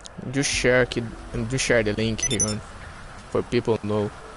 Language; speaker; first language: English; non-native, learner; Portuguese